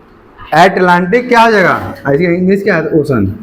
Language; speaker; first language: Hindi; native; Hindi